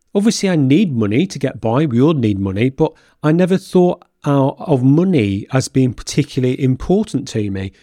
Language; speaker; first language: English; native; English